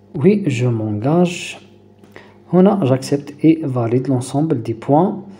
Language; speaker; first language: French; non-native, local second language; Arabic